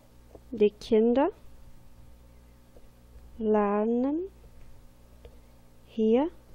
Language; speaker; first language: German; non-native, fluent; Portuguese